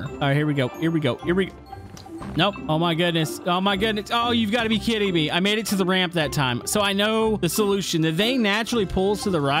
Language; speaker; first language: English; native; English